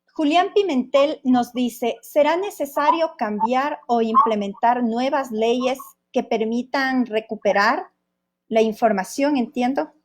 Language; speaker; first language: Spanish; native; Spanish